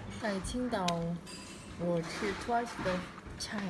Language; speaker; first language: Chinese; non-native, learner; Korean